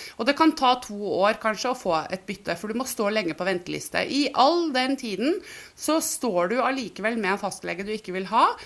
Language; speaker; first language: Norwegian; native; Norwegian